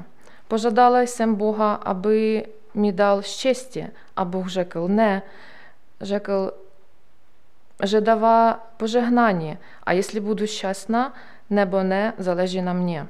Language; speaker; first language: Czech; non-native, learner; Ukrainian